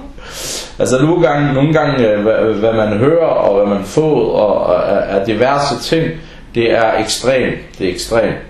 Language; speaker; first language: Danish; non-native, fluent; Arabic